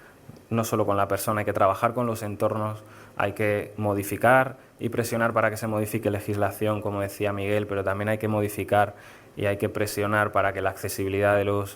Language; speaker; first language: Spanish; native; Spanish